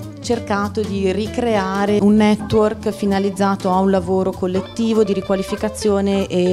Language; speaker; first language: Italian; native; Italian